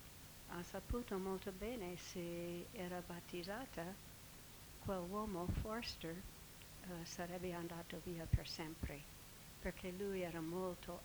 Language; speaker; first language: Italian; non-native, fluent; English